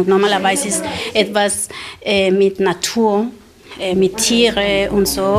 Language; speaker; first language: German; non-native, learner; Spanish